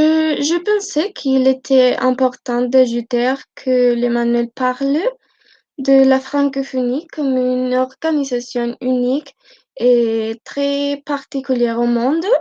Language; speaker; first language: French; non-native, learner; Spanish